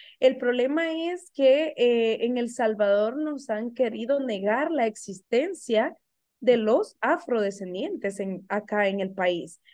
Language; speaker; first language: Spanish; native; Spanish